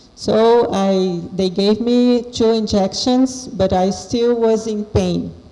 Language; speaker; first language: English; non-native, fluent; Portuguese